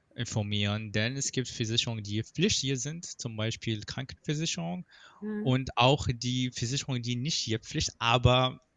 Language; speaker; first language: German; non-native, fluent; Arabic